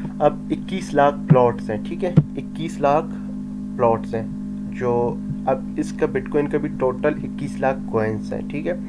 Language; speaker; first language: Urdu; non-native, local second language; Baluchi